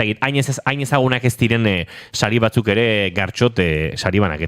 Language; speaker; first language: Basque; native; Basque